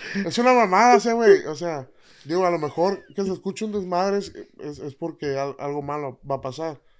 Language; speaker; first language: Spanish; native; Spanish